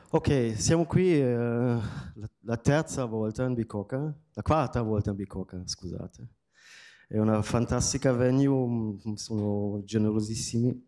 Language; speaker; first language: Italian; non-native, fluent; German